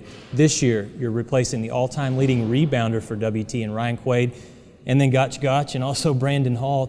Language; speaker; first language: English; native; English